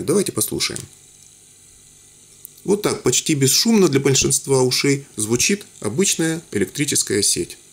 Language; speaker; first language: Russian; native; Russian